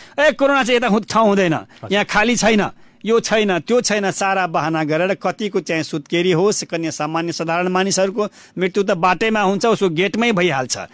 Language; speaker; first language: Nepali; non-native, local second language; Bhojpuri